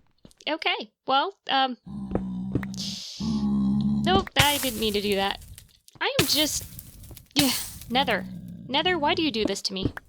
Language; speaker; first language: English; native; English